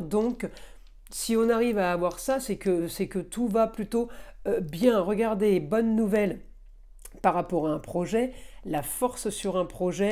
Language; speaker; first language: French; native; French